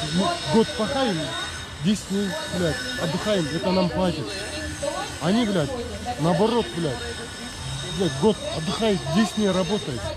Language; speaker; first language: Russian; non-native, local second language; Kazakh